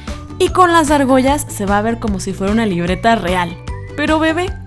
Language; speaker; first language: Spanish; native; Spanish